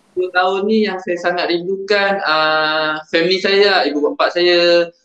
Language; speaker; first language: Malay; native; Malay